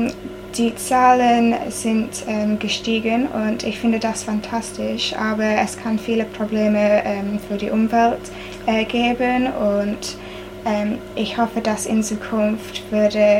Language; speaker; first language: German; non-native, learner; English